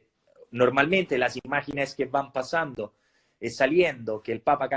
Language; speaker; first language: Spanish; non-native, fluent; Italian